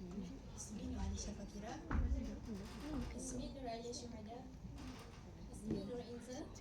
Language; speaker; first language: Arabic; non-native, learner; Malay